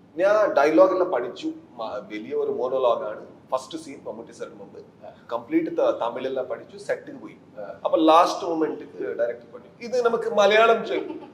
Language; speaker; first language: Malayalam; non-native, learner; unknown